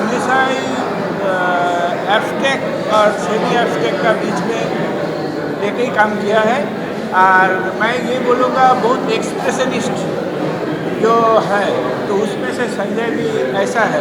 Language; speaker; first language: Hindi; non-native, local second language; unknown